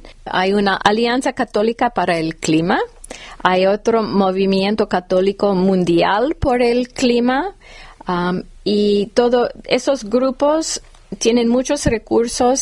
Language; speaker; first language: Spanish; non-native, fluent; English